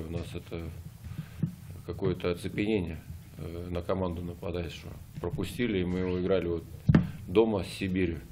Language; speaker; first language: Russian; native; Russian